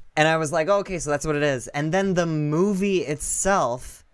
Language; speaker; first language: English; native; English